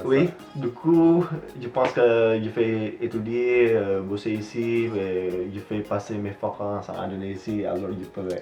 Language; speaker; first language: French; non-native, fluent; Indonesian